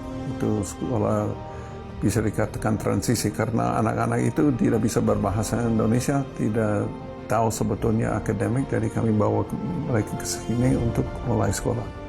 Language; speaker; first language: Indonesian; non-native, fluent; English